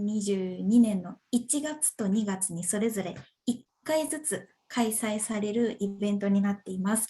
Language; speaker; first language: Japanese; native; Japanese